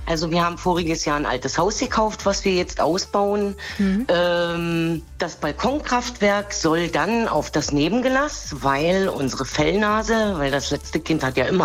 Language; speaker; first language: German; native; German